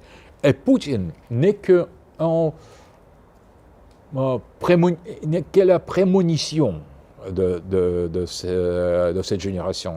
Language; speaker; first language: French; non-native, fluent; Russian